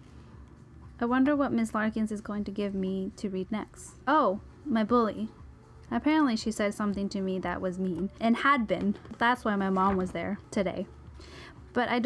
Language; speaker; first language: English; early bilingual, other home language; Spanish